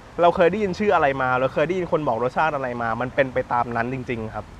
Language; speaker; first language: Thai; native; Thai